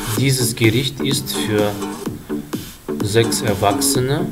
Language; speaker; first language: German; non-native, fluent; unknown